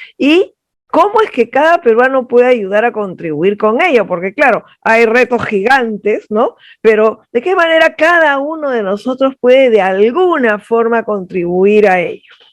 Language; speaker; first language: Spanish; native; Spanish